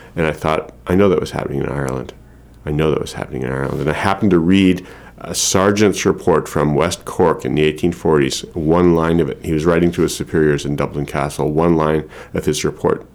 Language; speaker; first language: English; native; English